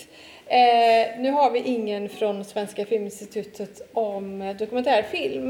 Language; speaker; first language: Swedish; non-native, fluent; Italian